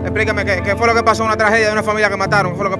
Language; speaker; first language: Spanish; native; Spanish